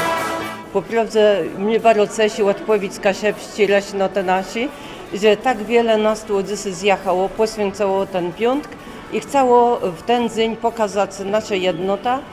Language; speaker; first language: Polish; non-native, local second language; Kashubian